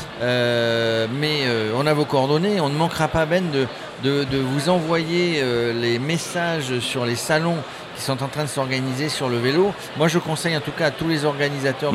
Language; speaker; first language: French; native; French